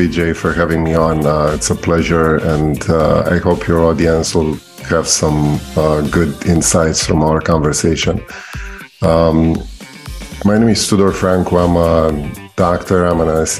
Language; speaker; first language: English; non-native, fluent; Romanian